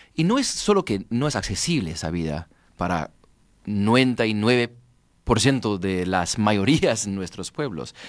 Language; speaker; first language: Spanish; non-native, fluent; English